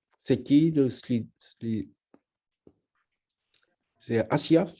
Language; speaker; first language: French; non-native, learner; Japanese